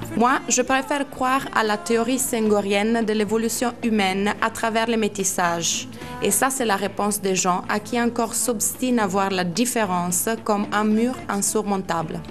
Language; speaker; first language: French; non-native, fluent; Italian